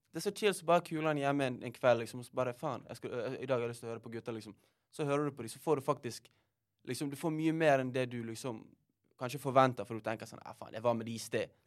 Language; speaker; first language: Norwegian; early bilingual, other home language; Sinhala